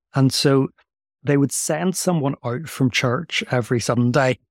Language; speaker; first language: English; native; English